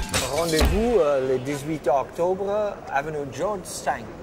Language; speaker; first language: French; non-native, learner; English